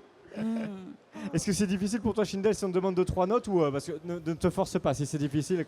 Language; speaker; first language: French; native; French